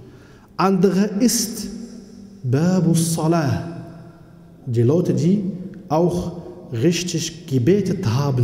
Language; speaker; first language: German; non-native, fluent; Arabic